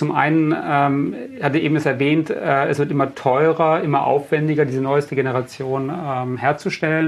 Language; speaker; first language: German; native; German